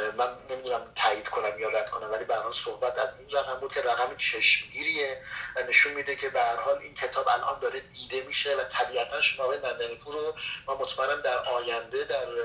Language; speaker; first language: Persian; non-native, local second language; Kurdish